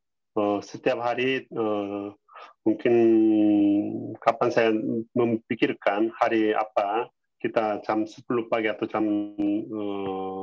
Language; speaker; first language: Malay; non-native, learner; Korean